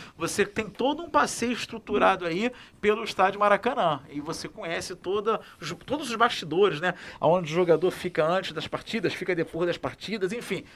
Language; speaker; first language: Portuguese; native; Portuguese